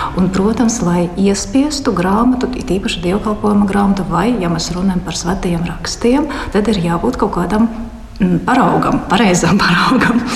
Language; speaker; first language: Latvian; non-native, local second language; Russian